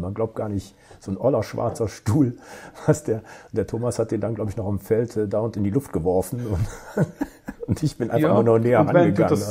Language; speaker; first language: German; native; German